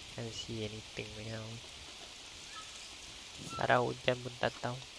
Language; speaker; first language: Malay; non-native, local second language; Chinese